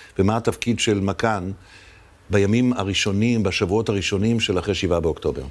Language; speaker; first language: Hebrew; native; Hebrew